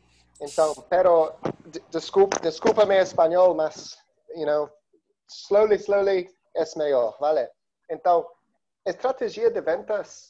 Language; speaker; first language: Spanish; non-native, learner; Portuguese